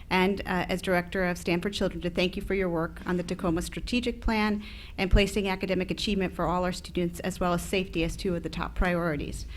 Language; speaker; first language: English; early bilingual, other home language; Spanish